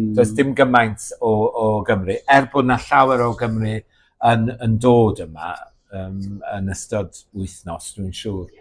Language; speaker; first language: Welsh; native; Welsh